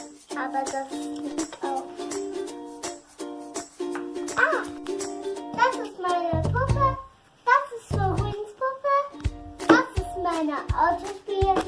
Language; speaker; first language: German; early bilingual, other home language; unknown